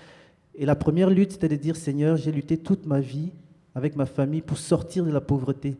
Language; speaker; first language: French; native; French